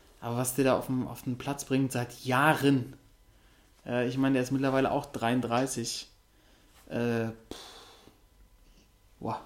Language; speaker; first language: German; native; German